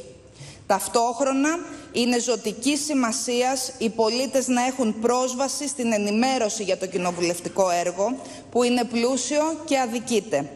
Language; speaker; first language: Greek; native; Greek